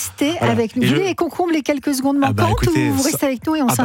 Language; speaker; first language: French; native; French